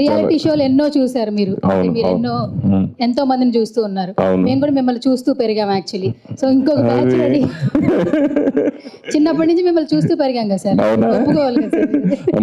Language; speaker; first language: Telugu; native; Telugu